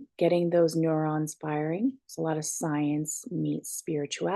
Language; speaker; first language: English; native; English